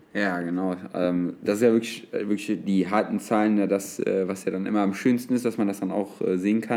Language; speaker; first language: German; native; German